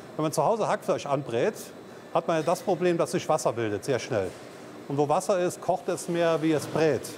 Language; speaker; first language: German; native; German